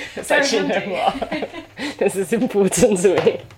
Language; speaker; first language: English; non-native, fluent; Italian